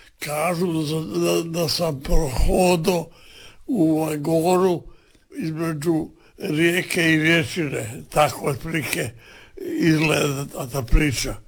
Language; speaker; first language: Serbian; native; Serbian